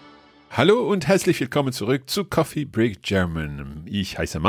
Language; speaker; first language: German; non-native, fluent; English